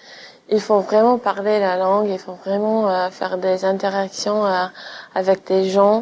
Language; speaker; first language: French; non-native, fluent; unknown